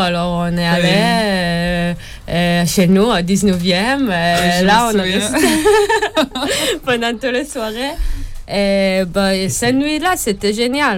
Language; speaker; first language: French; non-native, learner; Hebrew